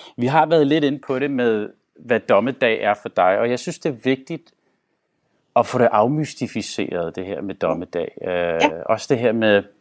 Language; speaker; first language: Danish; non-native, local second language; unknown